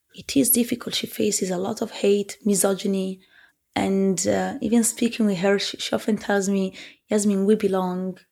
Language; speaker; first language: English; early bilingual, heritage; Italian